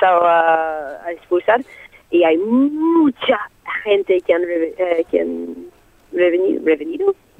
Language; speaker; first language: Spanish; non-native, fluent; French